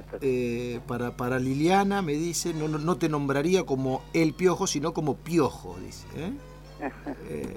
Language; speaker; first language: Spanish; native; Spanish